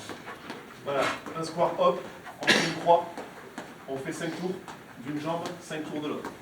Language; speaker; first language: French; native; French